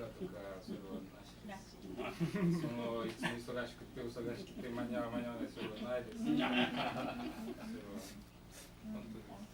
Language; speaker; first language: Japanese; non-native, learner; Kyrgyz